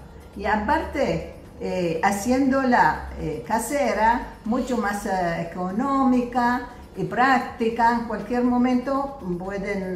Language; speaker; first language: Spanish; non-native, fluent; Arabic